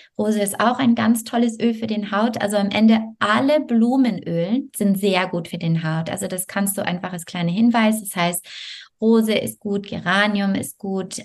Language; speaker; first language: German; non-native, fluent; French